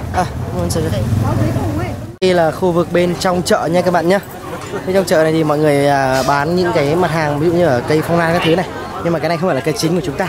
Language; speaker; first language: Vietnamese; native; Vietnamese